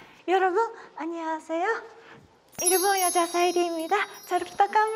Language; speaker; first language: Korean; non-native, fluent; Japanese